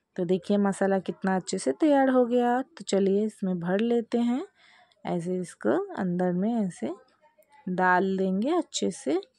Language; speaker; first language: Hindi; non-native, local second language; Bangla